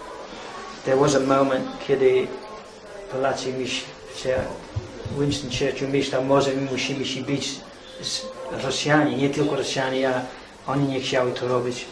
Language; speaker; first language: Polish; early bilingual, heritage; English